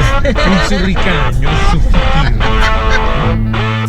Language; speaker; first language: Italian; native; Italian